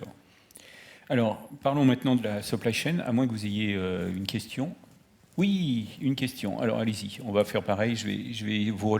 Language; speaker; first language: French; native; French